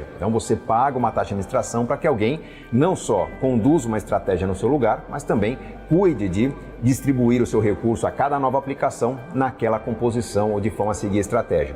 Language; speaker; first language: Portuguese; native; Portuguese